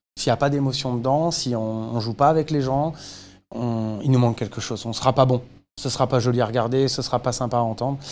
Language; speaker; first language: French; native; French